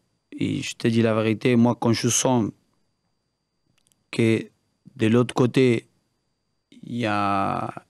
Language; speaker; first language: French; non-native, learner; Spanish